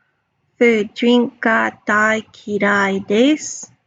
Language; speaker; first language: Japanese; non-native, fluent; English